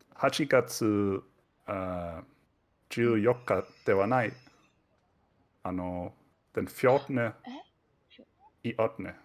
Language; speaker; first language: Japanese; non-native, fluent; Danish